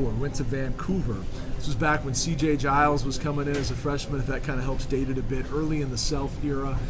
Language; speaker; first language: English; native; English